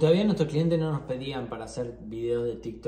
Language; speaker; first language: Spanish; native; Spanish